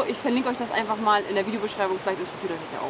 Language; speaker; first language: German; native; German